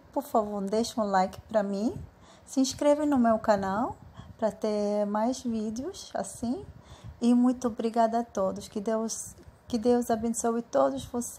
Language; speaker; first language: Portuguese; non-native, fluent; Arabic